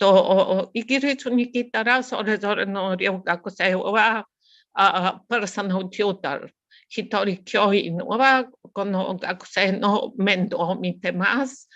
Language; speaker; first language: Japanese; non-native, learner; Bulgarian